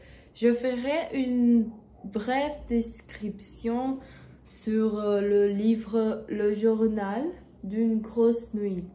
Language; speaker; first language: French; non-native, learner; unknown